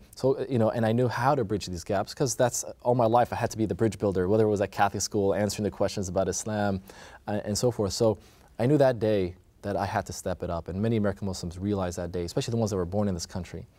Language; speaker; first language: English; native; English